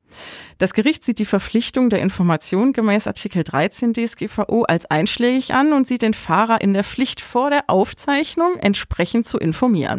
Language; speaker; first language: German; native; German